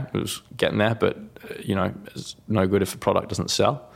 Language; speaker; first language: English; native; English